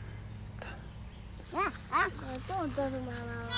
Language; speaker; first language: Chinese; early bilingual, heritage; Chinese